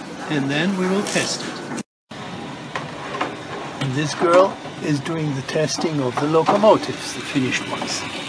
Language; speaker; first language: English; non-native, fluent; German